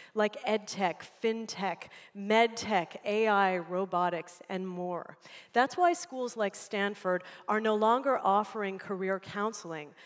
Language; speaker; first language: English; native; English